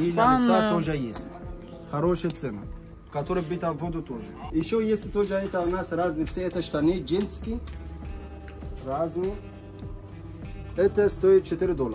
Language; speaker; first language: Russian; non-native, learner; Arabic